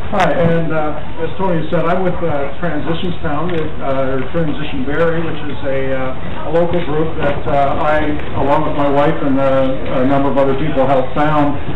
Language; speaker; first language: English; native; English